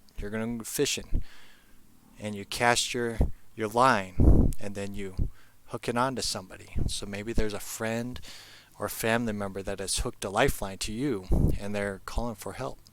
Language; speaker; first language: English; native; English